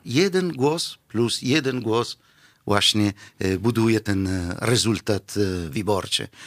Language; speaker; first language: Polish; non-native, fluent; Italian